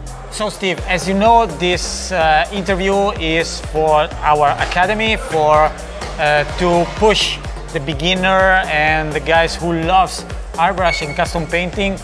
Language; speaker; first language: English; non-native, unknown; Italian